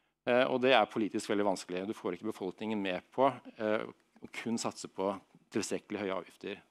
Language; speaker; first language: Norwegian; native; Norwegian